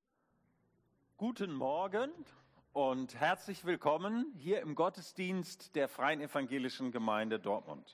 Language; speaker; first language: German; native; German